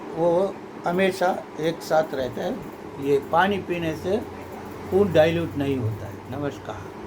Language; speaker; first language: Hindi; non-native, local second language; Telugu